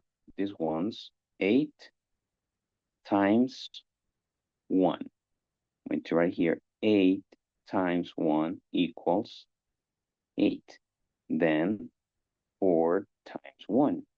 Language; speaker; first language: English; non-native, fluent; Spanish